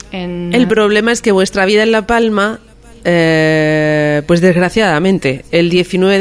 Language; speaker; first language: Spanish; native; Spanish